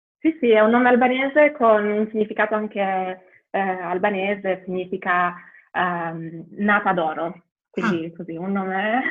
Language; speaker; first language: Italian; early bilingual, other home language; Albanian